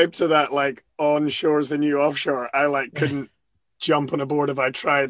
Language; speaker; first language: English; native; English